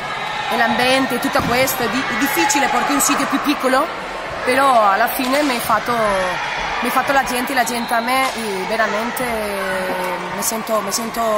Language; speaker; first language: Italian; non-native, learner; Spanish